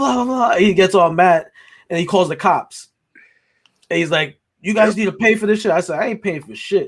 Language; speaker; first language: English; native; English